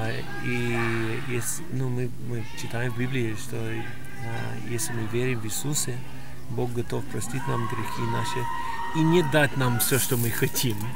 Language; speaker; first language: Russian; non-native, fluent; English